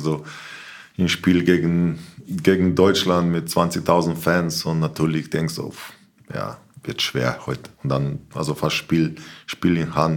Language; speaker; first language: German; non-native, learner; Slovenian